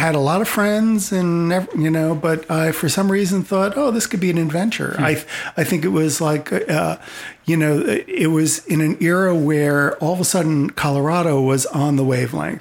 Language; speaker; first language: English; native; English